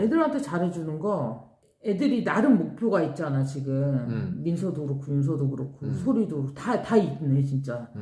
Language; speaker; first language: Korean; native; Korean